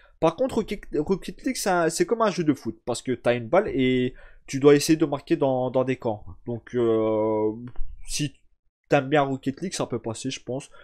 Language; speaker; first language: French; early bilingual, other home language; Turkish